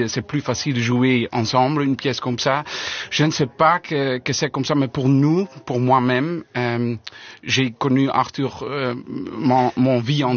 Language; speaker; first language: French; non-native, learner; Dutch